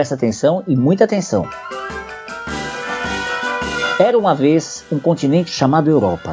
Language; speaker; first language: Portuguese; native; Portuguese